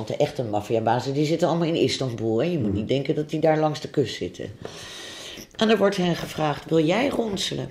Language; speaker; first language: Dutch; native; Dutch